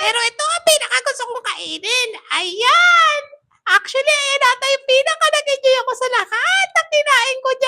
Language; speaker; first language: Filipino; native; Filipino